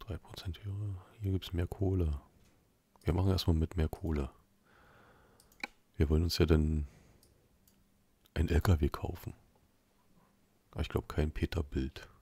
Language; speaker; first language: German; native; German